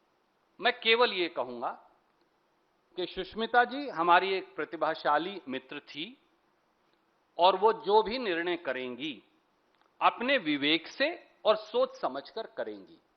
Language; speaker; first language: Hindi; native; Hindi